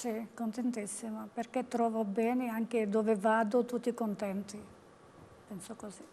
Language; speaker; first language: Italian; non-native, learner; Georgian